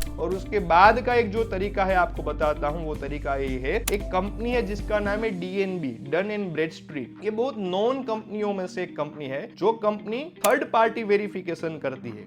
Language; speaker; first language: Hindi; non-native, local second language; Gujarati